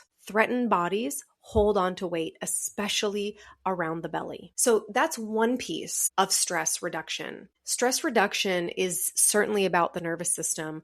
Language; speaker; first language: English; native; English